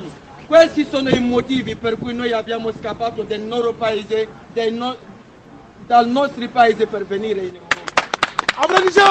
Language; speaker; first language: Italian; non-native, fluent; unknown